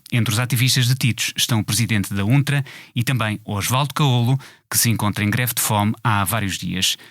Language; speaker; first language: Portuguese; native; Portuguese